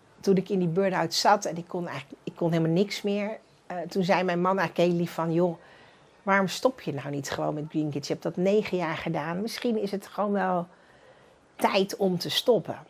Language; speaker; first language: Dutch; early bilingual, other home language; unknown